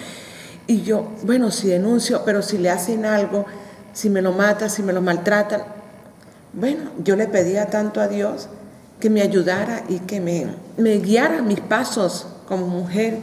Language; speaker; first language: Spanish; native; Spanish